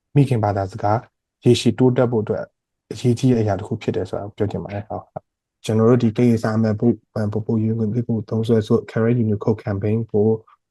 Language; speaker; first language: Burmese; non-native, local second language; Karen languages